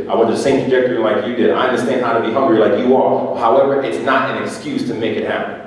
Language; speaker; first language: English; native; English